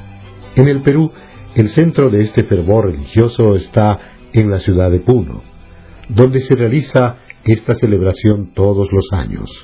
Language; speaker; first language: Spanish; native; Spanish